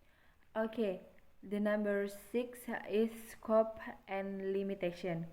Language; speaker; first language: English; non-native, learner; Indonesian